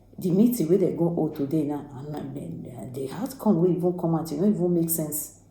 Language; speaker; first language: Nigerian Pidgin; native; Nigerian Pidgin